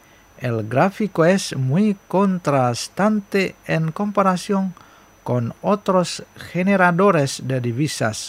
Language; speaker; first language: Spanish; non-native, fluent; Indonesian